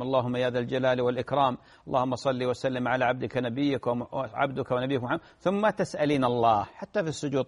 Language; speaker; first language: Arabic; native; Arabic